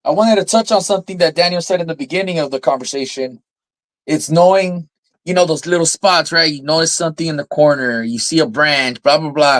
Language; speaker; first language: English; native; English